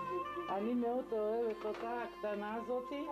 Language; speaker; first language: Hebrew; non-native, learner; Georgian